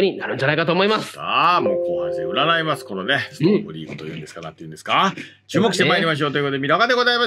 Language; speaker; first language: Japanese; native; Japanese